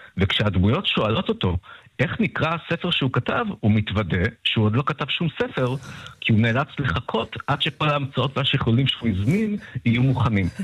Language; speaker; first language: Hebrew; early bilingual, other home language; Russian